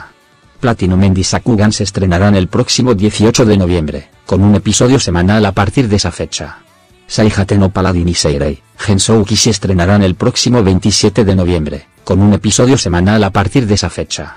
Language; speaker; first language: Spanish; native; Spanish